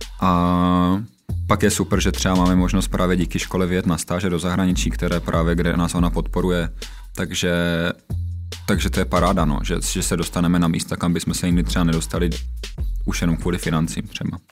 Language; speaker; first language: Czech; native; Czech